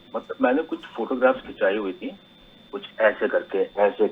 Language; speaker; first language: Hindi; native; Hindi